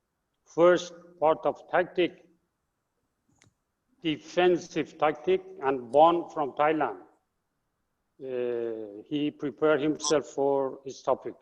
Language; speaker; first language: English; non-native, fluent; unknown